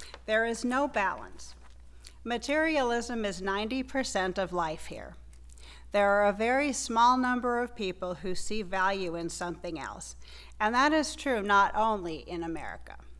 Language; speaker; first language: English; native; English